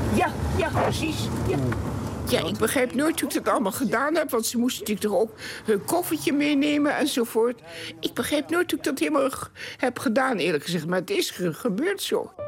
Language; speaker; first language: Dutch; native; Dutch